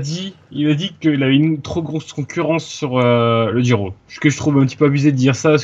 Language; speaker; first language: French; native; French